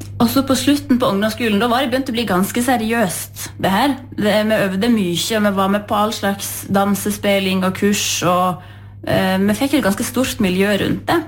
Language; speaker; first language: Norwegian; native; Norwegian